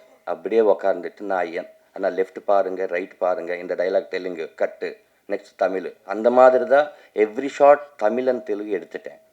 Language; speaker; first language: Tamil; non-native, learner; Telugu